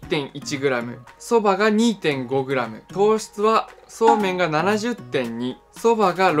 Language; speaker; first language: Japanese; native; Japanese